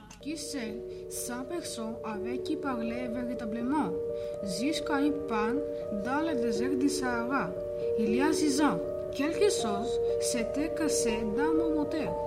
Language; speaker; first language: French; non-native, learner; Greek